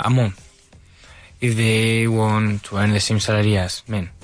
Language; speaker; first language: English; non-native, learner; Spanish